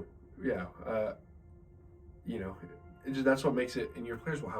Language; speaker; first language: English; native; English